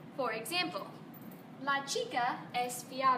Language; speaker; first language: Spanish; non-native, learner; English